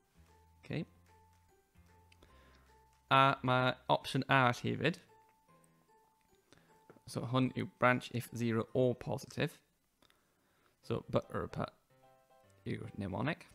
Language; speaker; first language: Welsh; native; Welsh